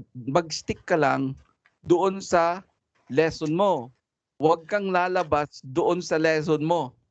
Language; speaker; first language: Filipino; non-native, local second language; Cebuano